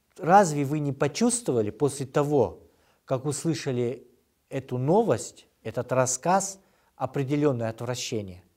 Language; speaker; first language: Russian; non-native, local second language; Kyrgyz